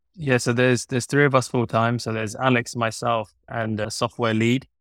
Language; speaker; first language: English; native; English